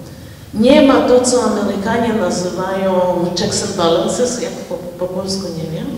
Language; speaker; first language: Polish; non-native, fluent; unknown